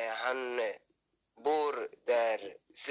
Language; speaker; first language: Swedish; early bilingual, other home language; Somali